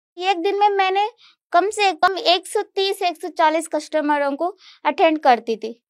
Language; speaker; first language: Hindi; non-native, local second language; Kannada